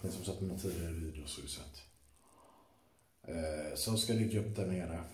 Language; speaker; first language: Swedish; native; Swedish